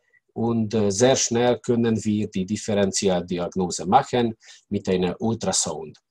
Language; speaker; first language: German; non-native, learner; Hungarian